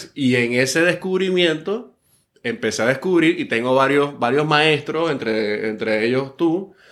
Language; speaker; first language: Spanish; native; Spanish